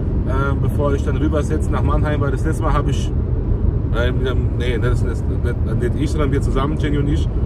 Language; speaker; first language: German; native; German